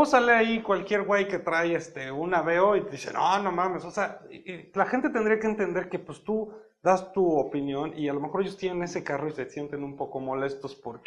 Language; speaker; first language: Spanish; native; Spanish